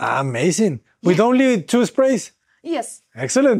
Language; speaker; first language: English; non-native, fluent; Spanish